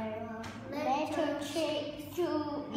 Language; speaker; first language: English; non-native, learner; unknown